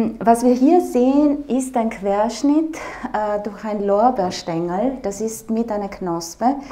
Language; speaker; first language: German; non-native, fluent; Romanian